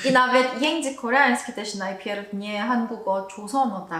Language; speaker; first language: Polish; non-native, learner; Korean